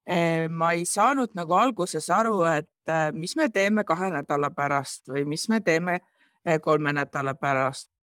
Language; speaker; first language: Estonian; native; Estonian